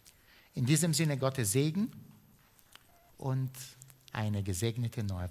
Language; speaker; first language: German; non-native, fluent; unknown